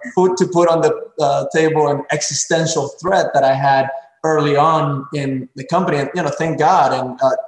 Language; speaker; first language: English; early bilingual, other home language; Spanish